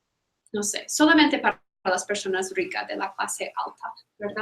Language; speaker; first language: Spanish; non-native, fluent; English